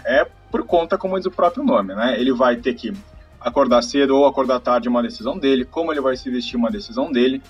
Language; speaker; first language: Portuguese; native; Portuguese